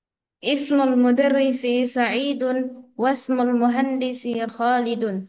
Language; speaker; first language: Arabic; non-native, fluent; Indonesian